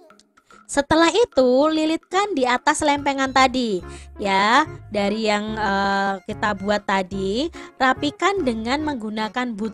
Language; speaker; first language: Indonesian; native; Indonesian